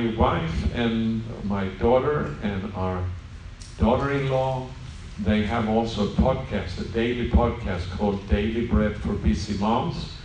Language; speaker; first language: English; non-native, fluent; Swedish